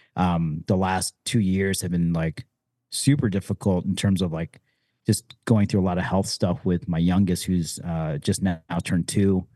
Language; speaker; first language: English; native; English